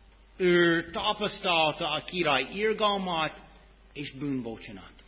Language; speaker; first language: Hungarian; non-native, fluent; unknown